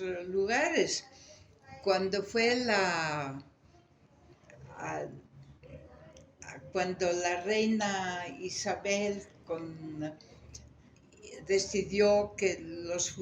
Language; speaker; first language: Spanish; native; Spanish